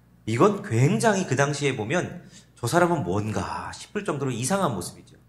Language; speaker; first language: Korean; native; Korean